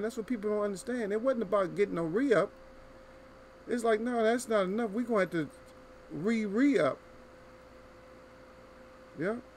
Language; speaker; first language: English; native; English